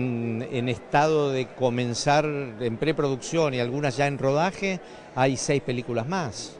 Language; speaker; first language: Spanish; native; Spanish